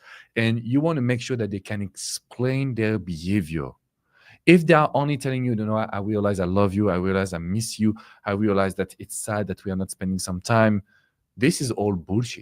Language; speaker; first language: English; non-native, fluent; French